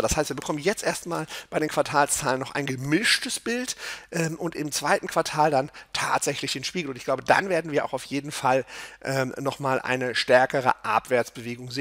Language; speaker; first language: German; native; German